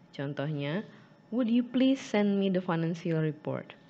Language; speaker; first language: English; non-native, fluent; Indonesian